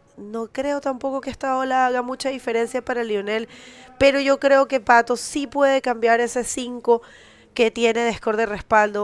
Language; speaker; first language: Spanish; native; Spanish